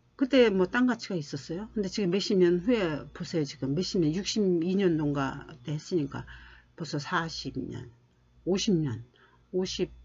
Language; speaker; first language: Korean; native; Korean